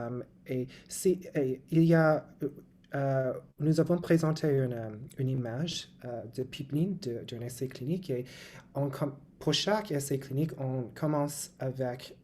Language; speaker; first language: French; non-native, local second language; English